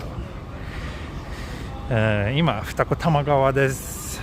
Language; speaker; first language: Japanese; non-native, fluent; Swedish